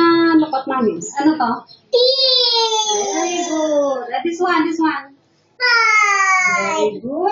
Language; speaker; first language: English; non-native, local second language; Filipino